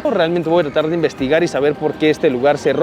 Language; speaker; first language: Spanish; native; Spanish